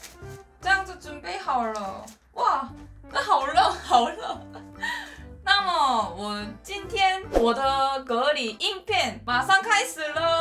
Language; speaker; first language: Chinese; non-native, learner; Korean